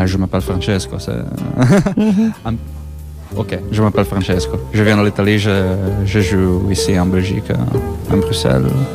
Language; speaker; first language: French; non-native, fluent; Italian